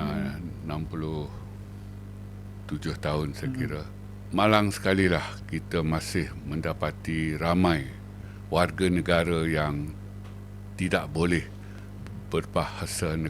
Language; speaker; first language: Malay; native; Malay